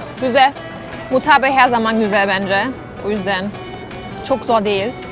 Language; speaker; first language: Turkish; non-native, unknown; German